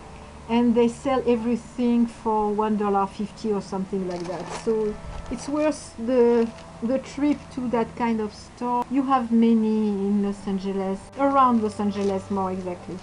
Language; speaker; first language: English; non-native, fluent; French